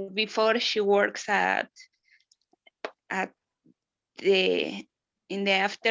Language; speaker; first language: English; non-native, learner; Spanish